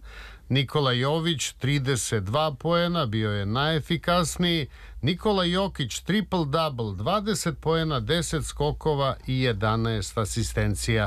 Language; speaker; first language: Serbian; native; Serbian